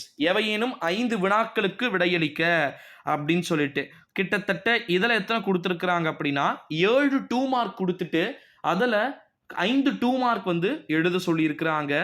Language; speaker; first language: Tamil; native; Tamil